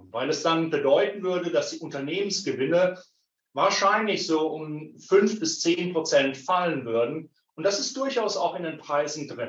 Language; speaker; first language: German; native; German